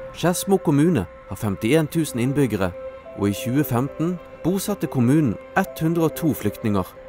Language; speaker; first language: Norwegian; native; Norwegian